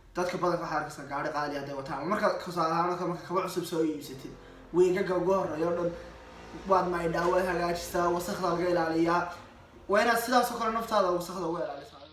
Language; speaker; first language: Somali; early bilingual, heritage; Somali